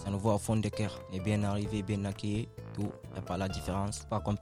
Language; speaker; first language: French; non-native, local second language; Fula